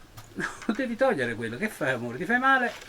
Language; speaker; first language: Italian; native; Italian